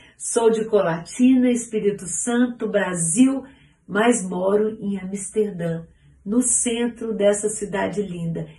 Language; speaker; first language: Portuguese; native; Portuguese